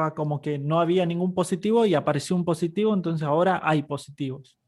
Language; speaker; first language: Spanish; native; Spanish